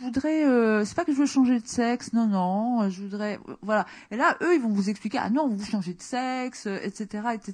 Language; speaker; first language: French; native; French